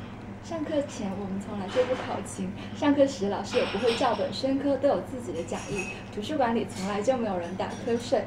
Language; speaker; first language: Chinese; native; Chinese